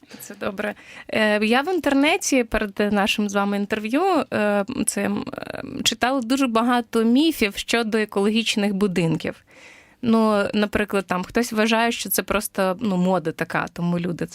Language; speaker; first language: Ukrainian; native; Ukrainian